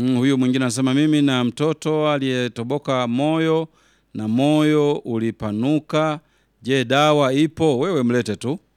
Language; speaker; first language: Swahili; native; Swahili